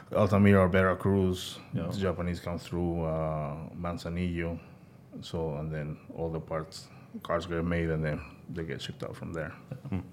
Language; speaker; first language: English; non-native, fluent; Spanish